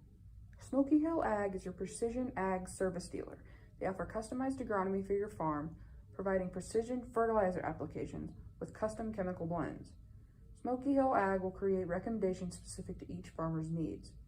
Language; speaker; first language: English; native; English